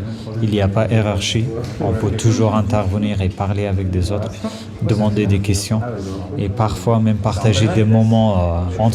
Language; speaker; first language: French; non-native, fluent; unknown